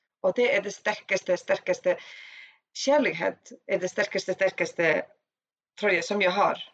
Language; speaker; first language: Swedish; non-native, learner; Icelandic